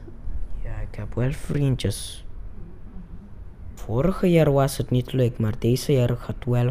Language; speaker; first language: Dutch; non-native, local second language; Papiamento